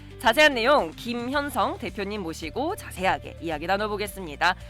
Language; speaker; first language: Korean; native; Korean